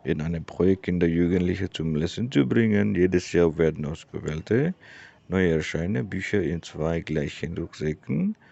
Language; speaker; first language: German; non-native, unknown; Indonesian